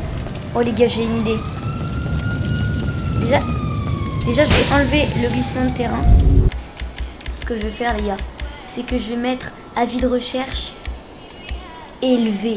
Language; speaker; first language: French; native; French